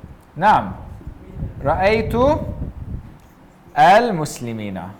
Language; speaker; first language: Arabic; non-native, fluent; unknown